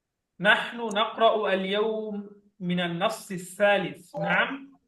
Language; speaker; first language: Arabic; non-native, fluent; Bangla